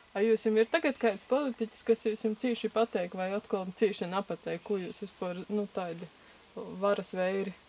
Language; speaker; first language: Latvian; native; Latvian